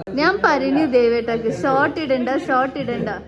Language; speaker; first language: Malayalam; non-native, learner; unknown